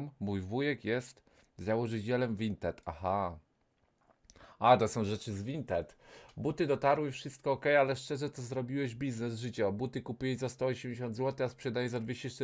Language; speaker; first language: Polish; native; Polish